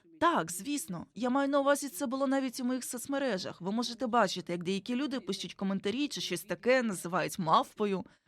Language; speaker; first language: Ukrainian; non-native, fluent; Igbo